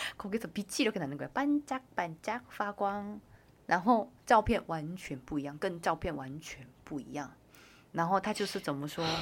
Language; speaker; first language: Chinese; non-native, fluent; Korean